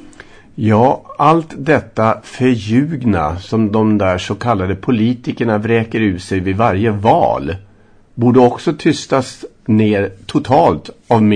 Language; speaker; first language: Swedish; native; Swedish